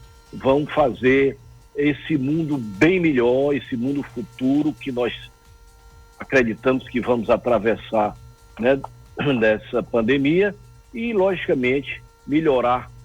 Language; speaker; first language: Portuguese; native; Portuguese